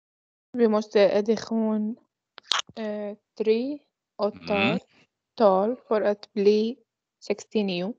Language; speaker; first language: Swedish; non-native, learner; Arabic